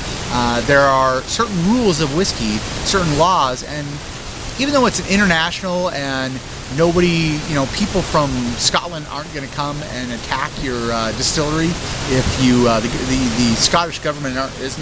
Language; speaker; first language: English; native; English